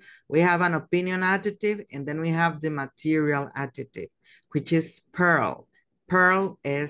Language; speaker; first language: English; non-native, fluent; Spanish